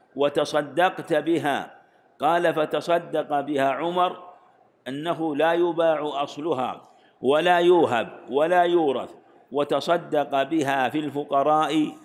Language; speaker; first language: Arabic; native; Arabic